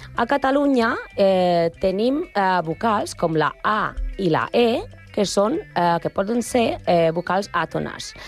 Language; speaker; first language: Catalan; non-native, learner; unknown